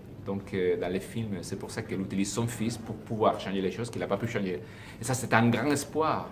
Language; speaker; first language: French; non-native, fluent; Spanish